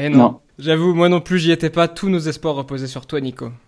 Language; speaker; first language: French; native; French